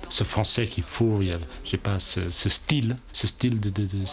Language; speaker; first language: French; non-native, fluent; Portuguese